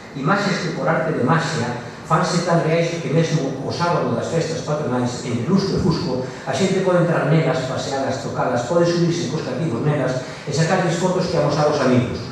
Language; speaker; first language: Galician; native; Galician